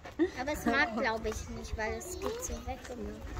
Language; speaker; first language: German; early bilingual, other home language; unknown